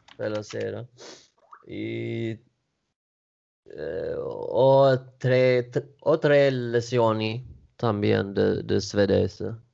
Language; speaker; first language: Italian; non-native, learner; Swedish